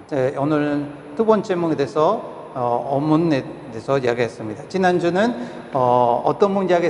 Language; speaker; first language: Korean; non-native, fluent; Spanish